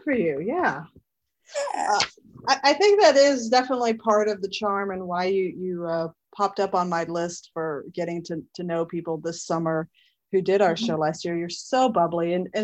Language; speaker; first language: English; native; English